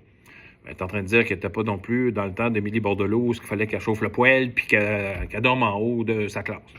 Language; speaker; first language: French; native; French